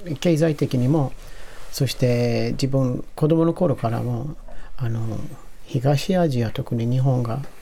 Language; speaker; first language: Japanese; non-native, fluent; Persian